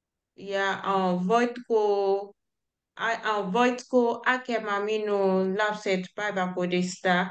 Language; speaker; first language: Finnish; non-native, learner; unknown